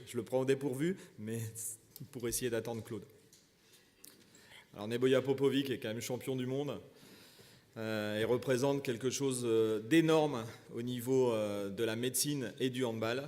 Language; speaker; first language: French; native; French